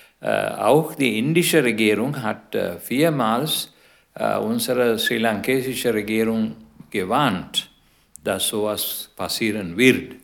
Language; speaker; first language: German; non-native, learner; Sinhala